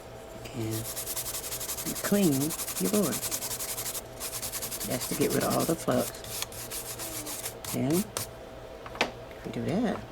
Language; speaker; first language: English; native; English